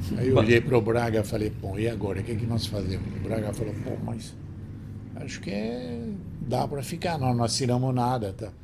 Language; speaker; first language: Portuguese; non-native, fluent; Italian